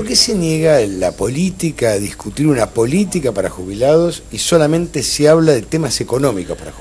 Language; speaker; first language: Spanish; native; Spanish